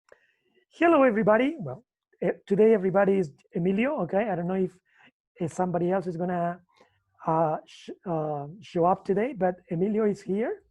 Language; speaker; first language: English; non-native, fluent; Spanish